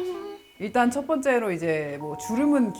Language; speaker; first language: Korean; native; Korean